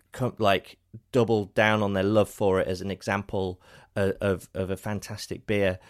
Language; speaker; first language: English; native; English